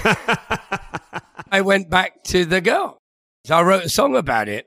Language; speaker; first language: English; native; English